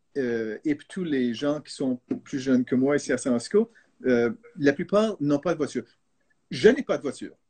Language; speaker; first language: French; native; French